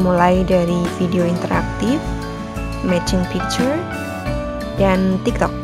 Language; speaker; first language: Indonesian; native; Indonesian